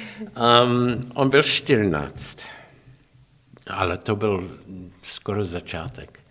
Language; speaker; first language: Czech; non-native, learner; English